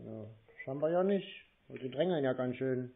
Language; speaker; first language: German; native; German